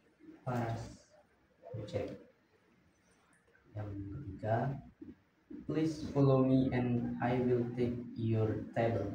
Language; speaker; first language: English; non-native, learner; Indonesian